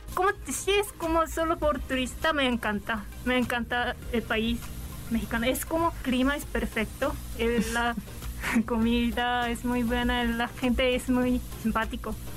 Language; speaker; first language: Spanish; non-native, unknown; Korean